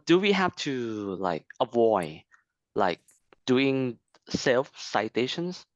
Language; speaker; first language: English; non-native, fluent; Thai